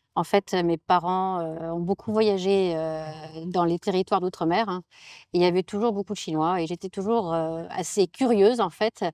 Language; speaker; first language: French; native; French